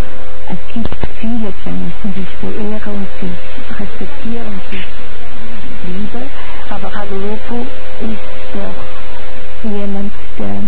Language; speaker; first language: German; non-native, fluent; Portuguese